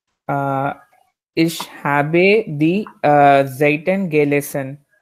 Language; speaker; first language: German; non-native, learner; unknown